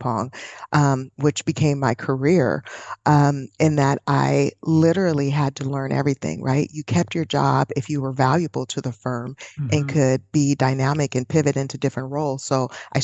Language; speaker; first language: English; native; English